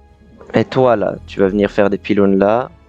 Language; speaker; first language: French; native; French